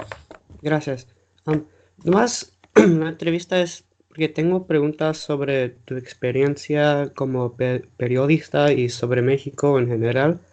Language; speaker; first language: Spanish; non-native, learner; English